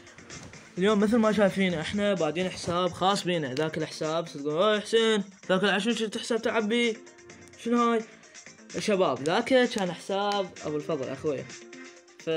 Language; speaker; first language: Arabic; native; Arabic